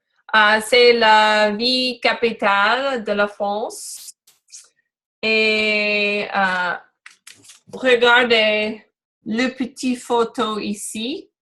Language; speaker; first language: French; non-native, learner; English